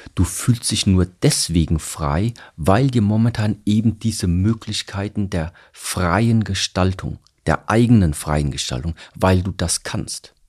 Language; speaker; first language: German; early bilingual, other home language; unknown